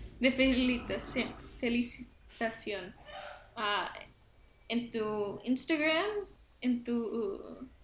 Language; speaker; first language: Spanish; early bilingual, heritage; Spanish